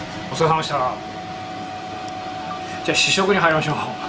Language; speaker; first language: Japanese; native; Japanese